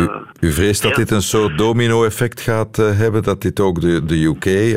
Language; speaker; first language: Dutch; native; Dutch